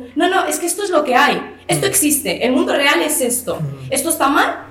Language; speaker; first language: Spanish; early bilingual, other home language; Arabic